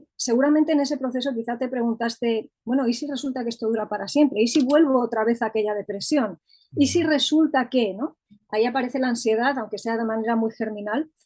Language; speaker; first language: Spanish; native; Spanish